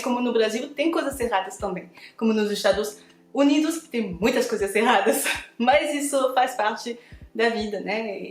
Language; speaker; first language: Portuguese; non-native, fluent; French